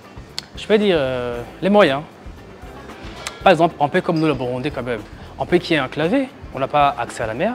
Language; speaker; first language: French; non-native, local second language; Rundi